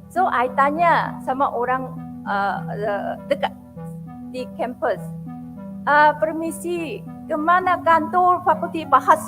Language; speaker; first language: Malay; non-native, fluent; Korean